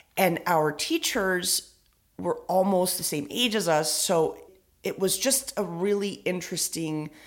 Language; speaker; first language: English; early bilingual, other home language; Spanish